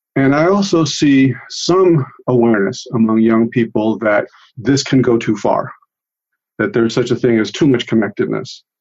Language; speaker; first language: English; early bilingual, other home language; Italian